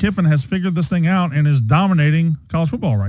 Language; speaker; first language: English; native; English